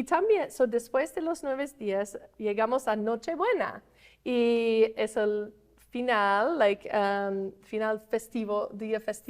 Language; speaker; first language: Spanish; non-native, fluent; English